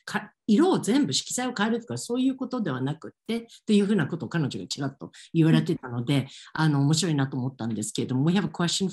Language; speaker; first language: Japanese; native; Japanese